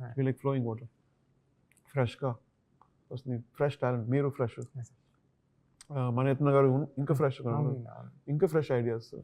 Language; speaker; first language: Telugu; non-native, learner; Tamil